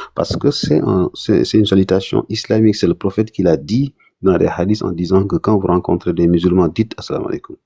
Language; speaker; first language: French; non-native, local second language; Wolof